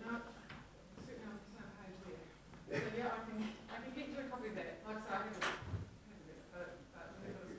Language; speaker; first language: English; native; English